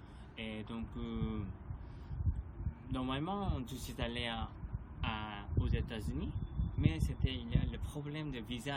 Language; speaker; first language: French; non-native, learner; Korean